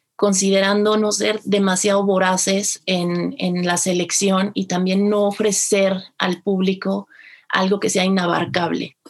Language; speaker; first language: Spanish; native; Spanish